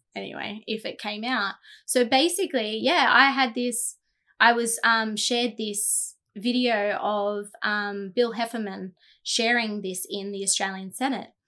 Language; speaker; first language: English; native; English